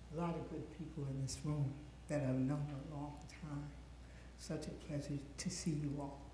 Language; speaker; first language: English; native; English